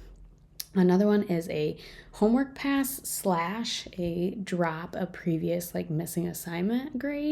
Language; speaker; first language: English; native; English